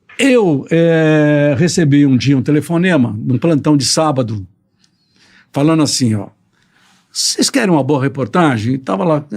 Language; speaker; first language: Portuguese; early bilingual, other home language; Italian